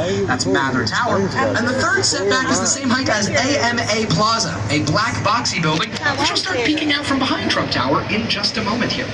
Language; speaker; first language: English; native; English